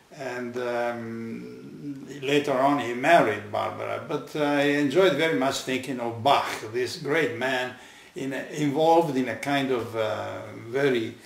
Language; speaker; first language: English; non-native, fluent; Italian